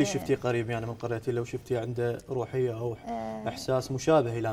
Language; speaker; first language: Arabic; native; Arabic